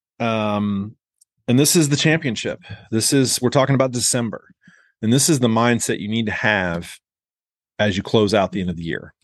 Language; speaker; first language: English; native; English